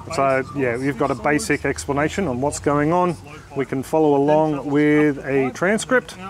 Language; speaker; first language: English; native; English